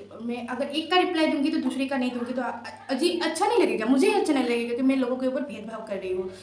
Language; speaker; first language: Hindi; non-native, local second language; Assamese